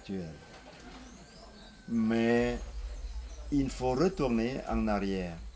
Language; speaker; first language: French; non-native, fluent; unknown